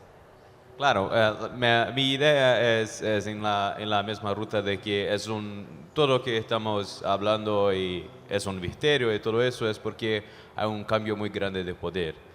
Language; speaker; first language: Spanish; non-native, fluent; Portuguese